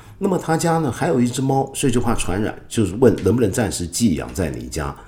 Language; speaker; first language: Chinese; non-native, local second language; Cantonese